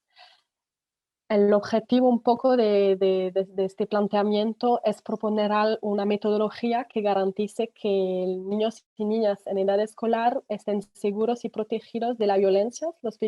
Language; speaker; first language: Spanish; non-native, fluent; French